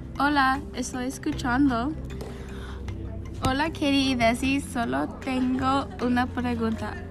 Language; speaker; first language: Spanish; non-native, learner; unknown